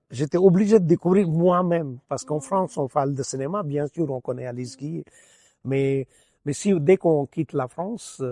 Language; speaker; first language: French; non-native, fluent; Gujarati